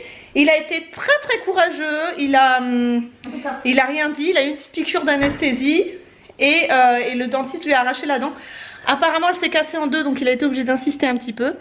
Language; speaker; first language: French; native; French